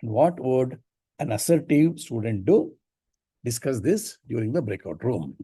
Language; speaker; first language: English; non-native, local second language; Kannada